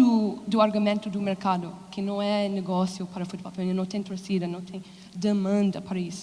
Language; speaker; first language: Portuguese; non-native, fluent; English